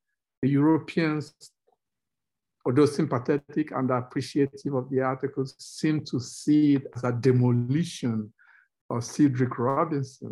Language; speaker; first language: English; non-native, local second language; Igbo